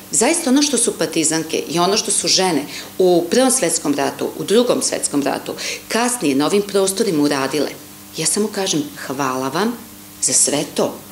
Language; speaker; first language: Serbian; non-native, local second language; Hungarian